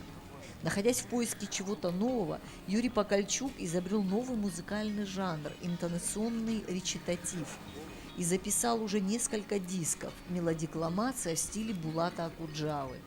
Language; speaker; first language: Russian; native; Russian